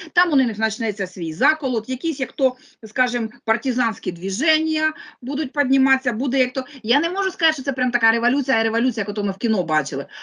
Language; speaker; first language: Ukrainian; non-native, local second language; Russian